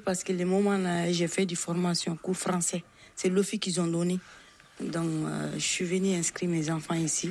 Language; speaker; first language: French; non-native, learner; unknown